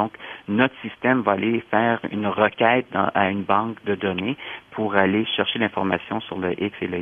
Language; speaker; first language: French; native; French